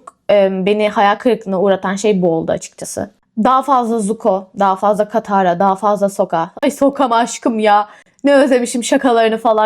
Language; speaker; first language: Turkish; native; Turkish